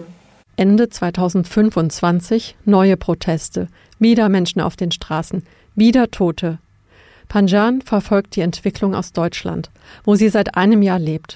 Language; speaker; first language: German; native; German